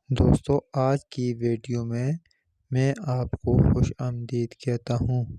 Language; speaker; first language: Urdu; non-native, local second language; Northern Hindko